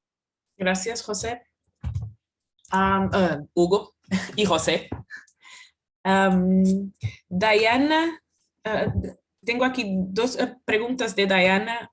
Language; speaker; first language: Spanish; non-native, fluent; Portuguese